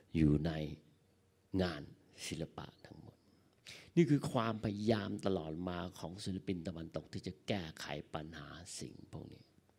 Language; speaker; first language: Thai; native; Thai